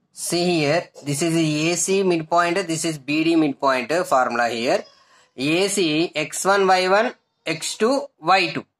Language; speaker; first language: English; non-native, local second language; Telugu